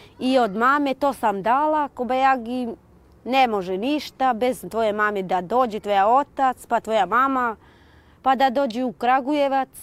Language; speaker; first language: Serbian; non-native, local second language; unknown